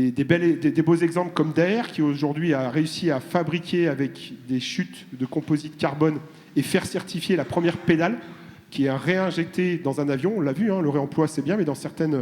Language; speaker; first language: French; native; French